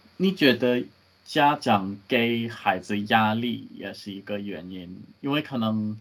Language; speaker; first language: Chinese; non-native, learner; English